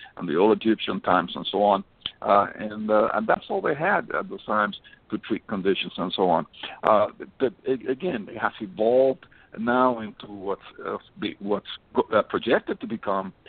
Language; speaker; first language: English; early bilingual, other home language; Spanish